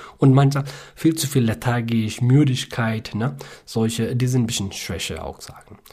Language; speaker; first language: German; non-native, learner; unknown